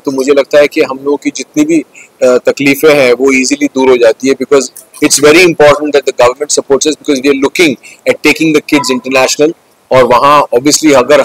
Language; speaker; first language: Hindi; native; Hindi